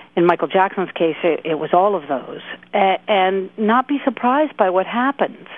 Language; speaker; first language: English; native; English